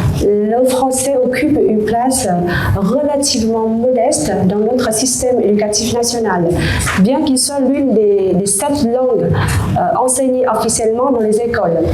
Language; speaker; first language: French; non-native, fluent; Vietnamese